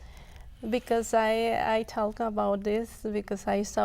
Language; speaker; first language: English; non-native, local second language; Spanish